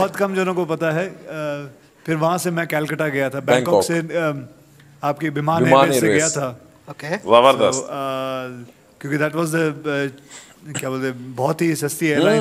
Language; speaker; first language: Hindi; native; Hindi